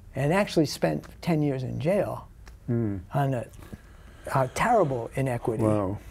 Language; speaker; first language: English; native; English